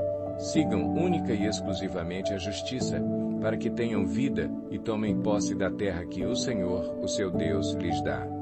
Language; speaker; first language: Portuguese; native; Portuguese